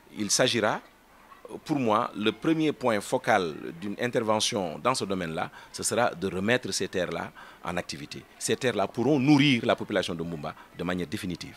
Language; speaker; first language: French; non-native, local second language; Fula